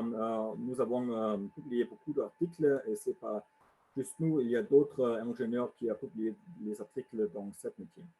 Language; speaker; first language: French; non-native, learner; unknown